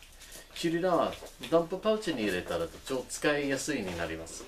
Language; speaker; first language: Japanese; non-native, learner; English